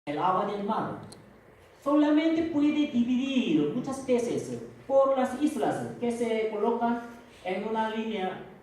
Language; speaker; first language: Spanish; non-native, fluent; Korean